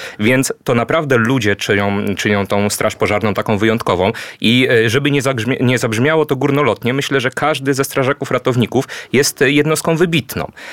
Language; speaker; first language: Polish; native; Polish